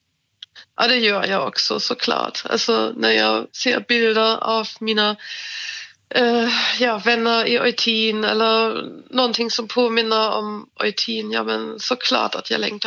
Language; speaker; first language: Swedish; non-native, fluent; German